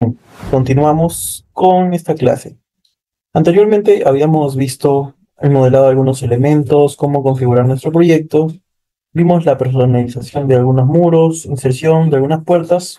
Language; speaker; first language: Spanish; native; Spanish